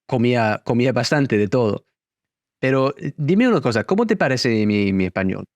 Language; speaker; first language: Spanish; non-native, fluent; English